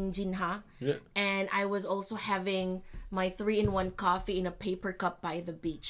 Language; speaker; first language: English; non-native, local second language; Filipino